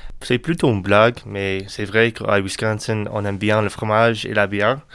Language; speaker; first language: French; non-native, learner; English